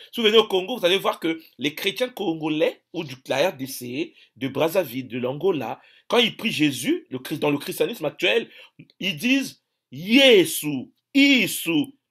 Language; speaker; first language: French; non-native, local second language; Kongo